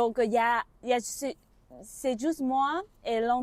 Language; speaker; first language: French; non-native, learner; Vietnamese